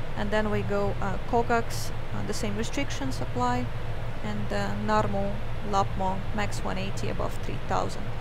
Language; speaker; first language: English; non-native, fluent; Estonian